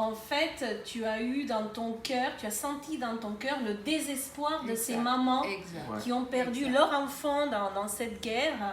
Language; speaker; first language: French; native; French